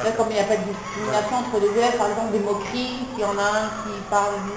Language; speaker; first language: French; native; French